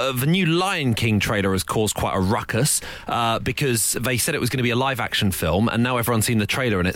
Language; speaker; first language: English; native; English